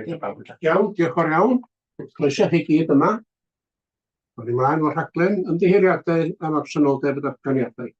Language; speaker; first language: Welsh; native; Welsh